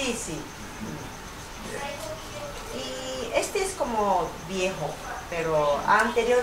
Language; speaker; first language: Spanish; non-native, learner; Japanese